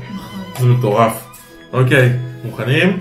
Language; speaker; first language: Hebrew; native; Hebrew